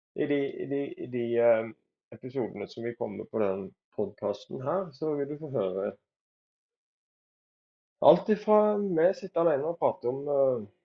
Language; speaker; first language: Norwegian; native; Norwegian